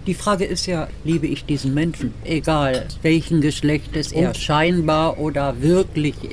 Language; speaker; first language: German; native; German